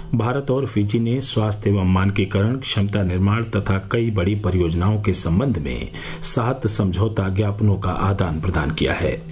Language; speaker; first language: Hindi; native; Hindi